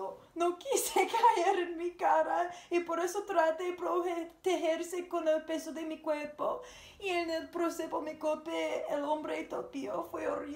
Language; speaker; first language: Spanish; non-native, learner; English